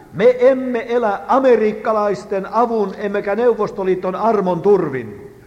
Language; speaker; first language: Finnish; native; Finnish